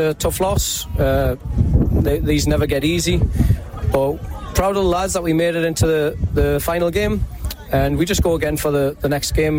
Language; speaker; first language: English; native; English